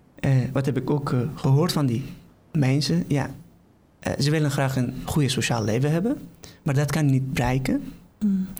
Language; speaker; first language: Dutch; non-native, fluent; Persian